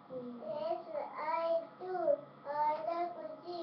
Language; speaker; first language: English; non-native, learner; Japanese